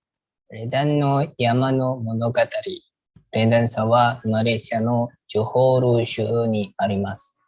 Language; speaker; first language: Japanese; non-native, learner; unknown